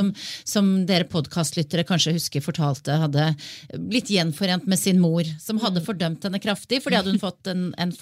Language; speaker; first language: Norwegian; native; Norwegian